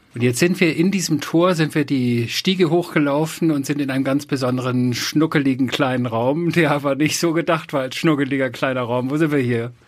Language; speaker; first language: German; native; German